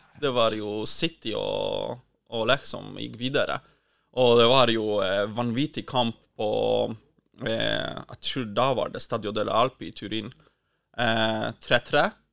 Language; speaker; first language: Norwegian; non-native, fluent; Polish